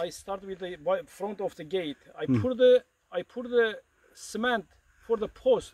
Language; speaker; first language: English; non-native, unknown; Kurdish